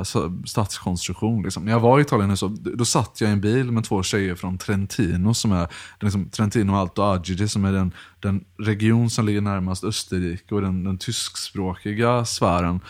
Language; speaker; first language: Swedish; early bilingual, other home language; Italian